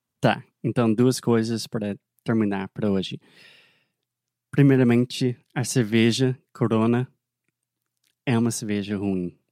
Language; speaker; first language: Portuguese; non-native, fluent; English